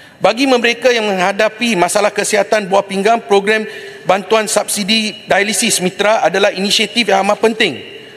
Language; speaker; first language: Malay; non-native, local second language; Tamil